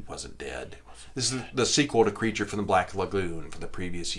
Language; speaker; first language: English; native; English